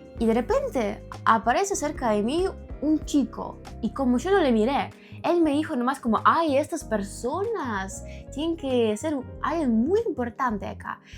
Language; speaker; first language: Spanish; non-native, fluent; Ukrainian